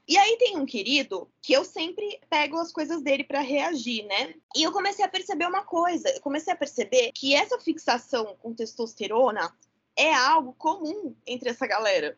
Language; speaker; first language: Portuguese; native; Portuguese